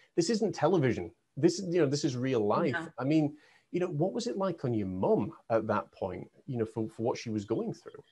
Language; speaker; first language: English; native; English